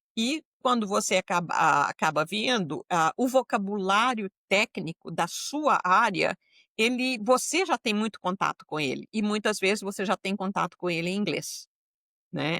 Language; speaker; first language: Portuguese; native; Portuguese